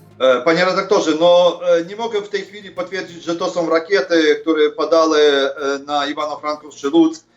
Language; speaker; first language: Polish; non-native, fluent; Ukrainian